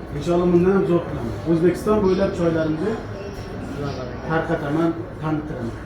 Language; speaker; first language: Uzbek; non-native, local second language; Turkmen